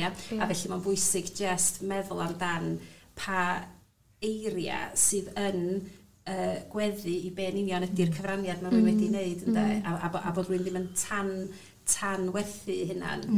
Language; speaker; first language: Welsh; native; Welsh